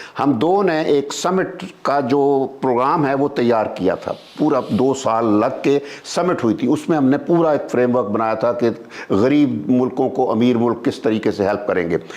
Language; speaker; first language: Urdu; native; Urdu